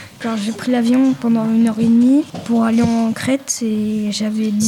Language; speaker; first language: French; native; French